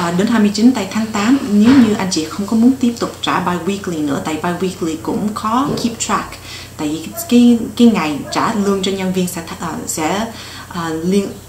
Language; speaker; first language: Vietnamese; early bilingual, heritage; Vietnamese